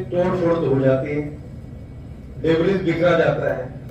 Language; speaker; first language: Hindi; non-native, local second language; Marathi